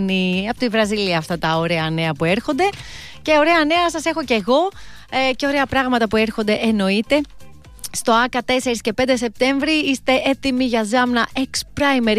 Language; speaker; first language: Greek; native; Greek